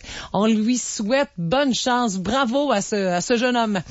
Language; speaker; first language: French; native; French